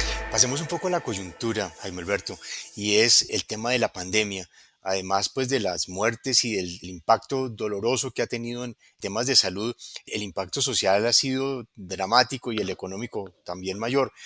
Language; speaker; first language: Spanish; native; Spanish